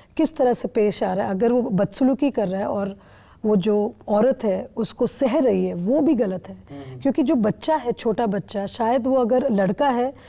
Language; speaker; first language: Hindi; non-native, local second language; Bangla